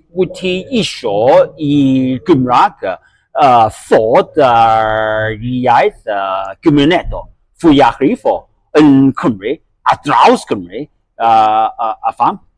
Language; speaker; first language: Welsh; non-native, learner; Cantonese